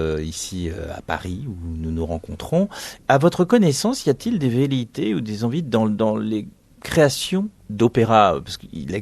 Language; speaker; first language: French; native; French